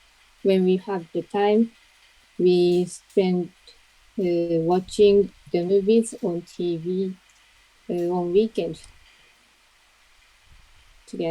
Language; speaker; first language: English; non-native, learner; Japanese